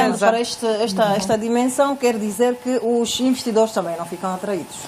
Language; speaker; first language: Portuguese; native; Portuguese